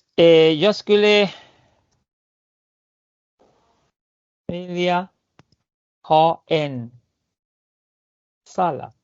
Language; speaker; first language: Swedish; non-native, fluent; Spanish